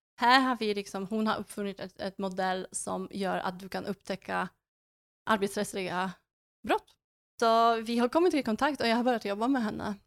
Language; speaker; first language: Swedish; non-native, fluent; Polish